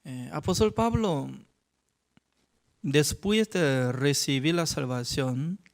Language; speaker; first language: Spanish; non-native, fluent; Korean